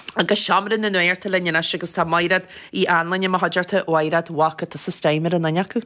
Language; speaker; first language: Irish; native; Irish